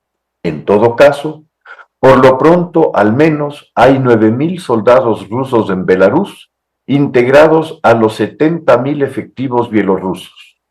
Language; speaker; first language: Spanish; native; Spanish